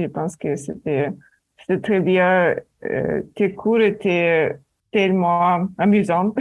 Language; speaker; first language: French; non-native, learner; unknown